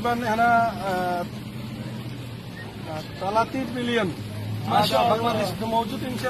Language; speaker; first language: Arabic; non-native, learner; Bangla